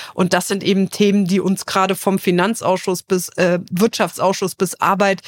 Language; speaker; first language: German; native; German